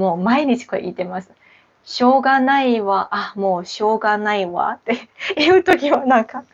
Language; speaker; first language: Japanese; non-native, local second language; Chinese